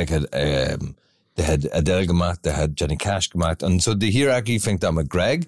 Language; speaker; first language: German; non-native, fluent; English